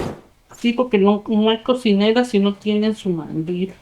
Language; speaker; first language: Spanish; native; Spanish